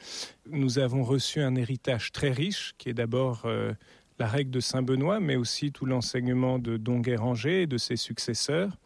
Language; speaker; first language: French; native; French